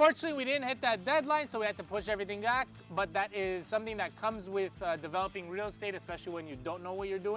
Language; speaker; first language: English; native; English